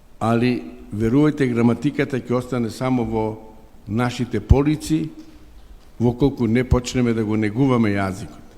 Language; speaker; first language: Macedonian; non-native, local second language; Romany